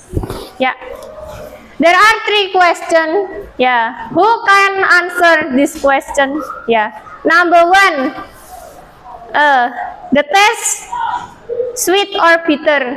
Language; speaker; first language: English; non-native, learner; Indonesian